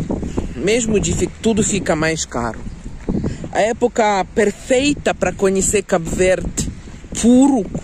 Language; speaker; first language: Portuguese; non-native, fluent; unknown